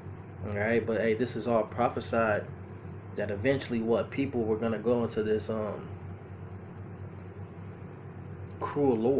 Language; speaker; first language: English; native; English